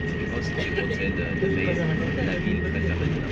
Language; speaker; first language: French; early bilingual, heritage; English